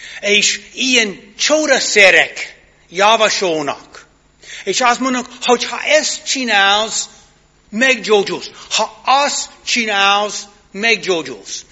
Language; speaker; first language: Hungarian; non-native, fluent; English